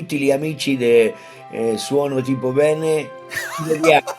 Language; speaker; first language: Italian; non-native, learner; Spanish